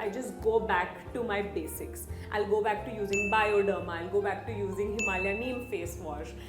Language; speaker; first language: English; non-native, local second language; Hindi